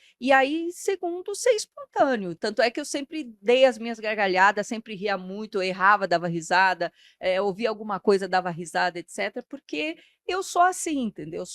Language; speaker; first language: Portuguese; early bilingual, other home language; Spanish